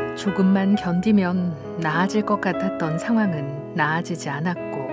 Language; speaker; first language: Korean; native; Korean